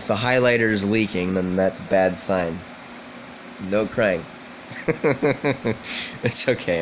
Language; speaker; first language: English; native; English